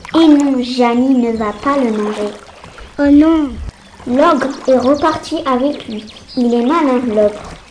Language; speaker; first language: French; native; French